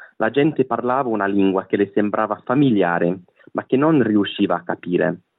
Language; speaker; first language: Italian; non-native, fluent; English